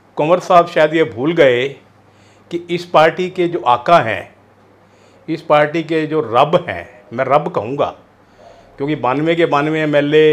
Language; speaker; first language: Hindi; non-native, local second language; Punjabi